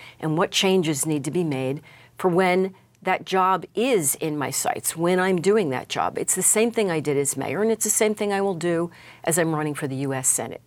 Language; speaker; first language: English; native; English